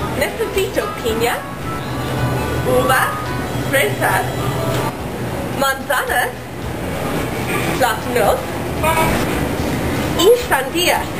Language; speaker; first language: Spanish; non-native, learner; English